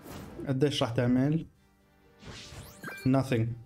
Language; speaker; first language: Arabic; native; Arabic